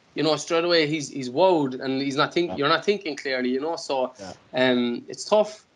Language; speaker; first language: English; native; English